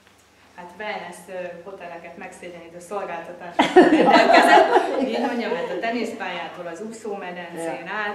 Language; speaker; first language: Hungarian; native; Hungarian